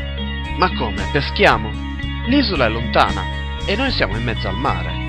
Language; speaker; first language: Italian; native; Italian